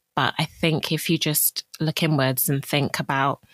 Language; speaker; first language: English; native; English